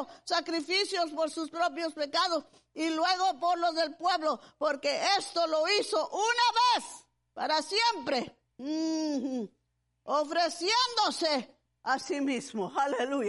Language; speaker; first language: Spanish; early bilingual, heritage; Spanish